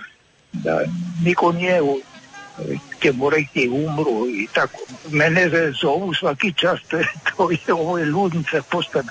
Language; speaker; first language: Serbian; early bilingual, heritage; Serbian